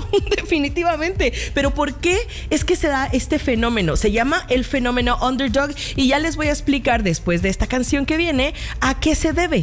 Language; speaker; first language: Spanish; native; Spanish